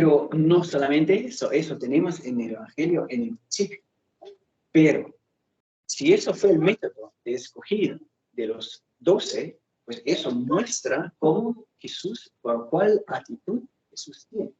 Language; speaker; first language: Spanish; non-native, fluent; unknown